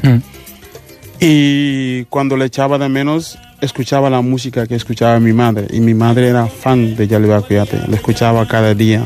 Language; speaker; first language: Spanish; non-native, fluent; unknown